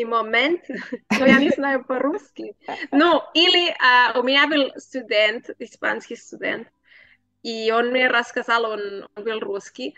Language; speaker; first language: Russian; non-native, learner; Spanish